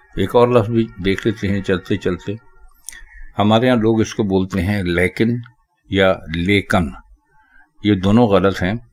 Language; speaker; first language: Urdu; native; Urdu